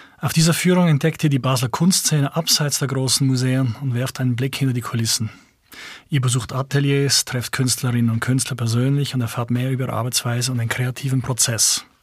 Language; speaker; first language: German; native; German